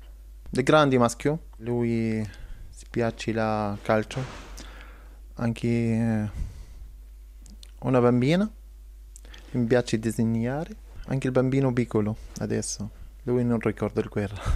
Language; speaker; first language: Italian; non-native, learner; Arabic